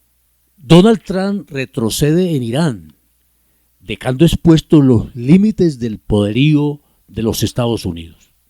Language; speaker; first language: Spanish; native; Spanish